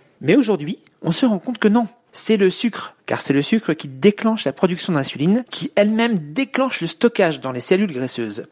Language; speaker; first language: French; native; French